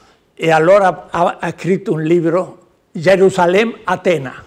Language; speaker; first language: Italian; non-native, learner; Spanish